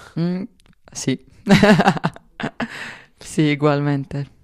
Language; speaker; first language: Spanish; non-native, fluent; Croatian